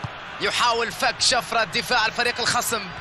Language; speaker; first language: Arabic; native; Arabic